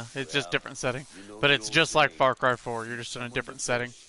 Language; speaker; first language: English; native; English